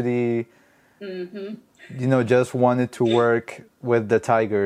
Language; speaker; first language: English; non-native, fluent; Spanish